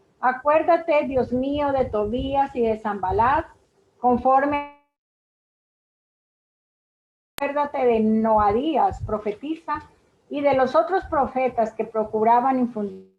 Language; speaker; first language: Spanish; native; Spanish